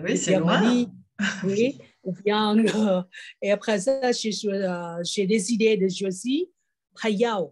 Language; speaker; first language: French; non-native, fluent; Thai